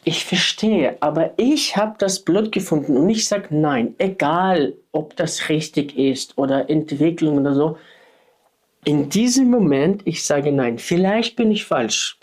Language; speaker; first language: German; non-native, fluent; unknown